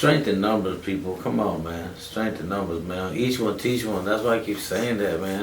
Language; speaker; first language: English; native; English